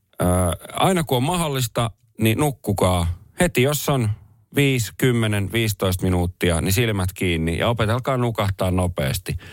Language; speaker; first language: Finnish; native; Finnish